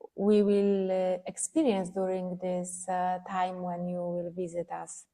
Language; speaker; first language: English; non-native, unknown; Polish